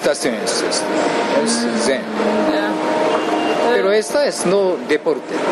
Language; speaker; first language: Spanish; non-native, learner; Japanese